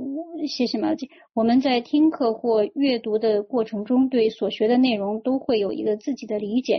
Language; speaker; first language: Chinese; native; Chinese